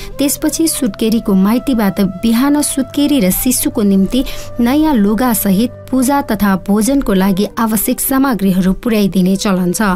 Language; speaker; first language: Nepali; non-native, local second language; Newari